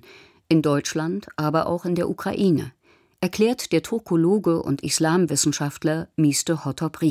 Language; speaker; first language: German; native; German